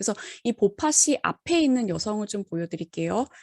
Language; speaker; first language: Korean; native; Korean